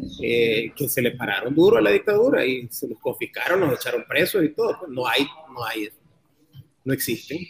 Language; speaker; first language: Spanish; native; Spanish